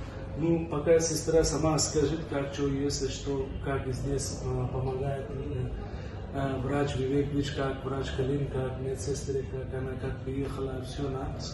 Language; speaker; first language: Russian; non-native, learner; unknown